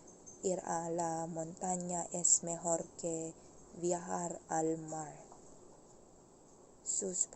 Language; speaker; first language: Spanish; non-native, learner; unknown